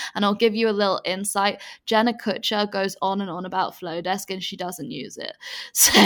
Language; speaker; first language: English; native; English